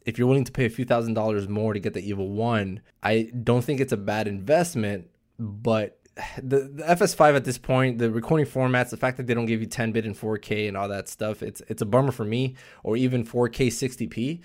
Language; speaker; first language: English; early bilingual, other home language; Spanish